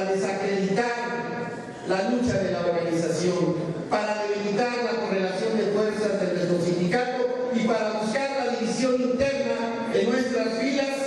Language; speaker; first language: Spanish; native; Spanish